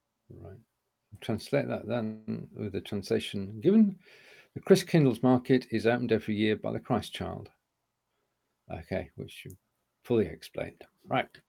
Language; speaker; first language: English; native; English